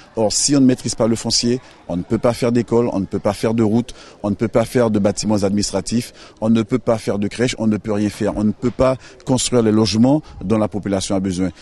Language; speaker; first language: French; native; French